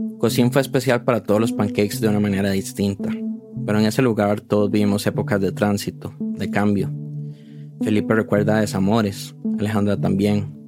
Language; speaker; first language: Spanish; native; Spanish